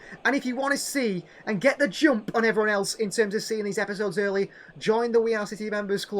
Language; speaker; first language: English; native; English